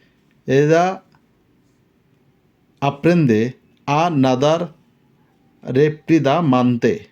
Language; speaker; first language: Spanish; non-native, learner; Bangla